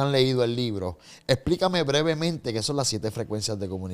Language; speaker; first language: Spanish; native; Spanish